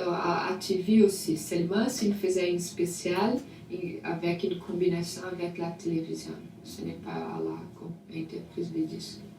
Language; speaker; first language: French; non-native, learner; Portuguese